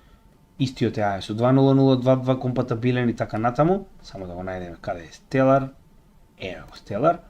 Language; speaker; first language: Macedonian; native; Macedonian